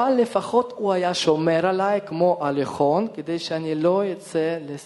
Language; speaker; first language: Hebrew; non-native, fluent; Russian